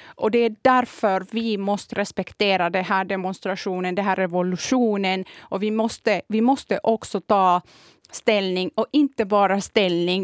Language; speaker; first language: Swedish; non-native, fluent; Kurdish